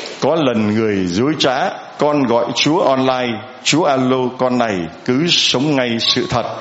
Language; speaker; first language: Vietnamese; native; Vietnamese